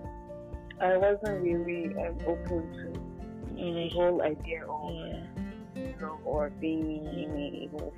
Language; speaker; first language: English; non-native, local second language; Yoruba